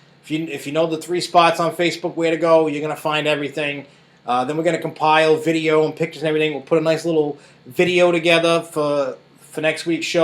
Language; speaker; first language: English; native; English